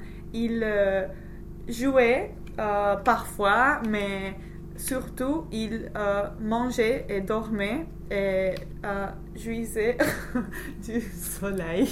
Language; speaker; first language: French; non-native, learner; English